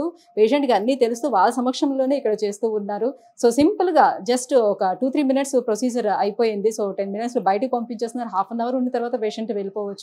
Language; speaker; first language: Telugu; native; Telugu